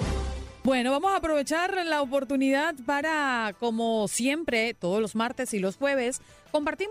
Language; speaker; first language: Spanish; native; Spanish